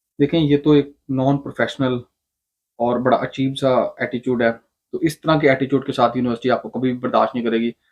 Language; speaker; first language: Urdu; non-native, local second language; Punjabi